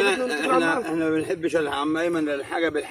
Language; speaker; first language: Arabic; native; Arabic